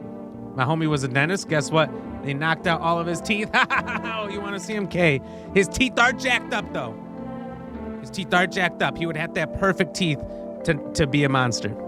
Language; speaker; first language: English; native; English